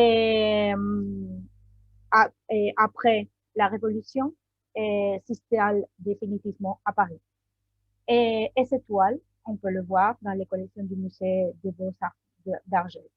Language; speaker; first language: French; non-native, learner; Spanish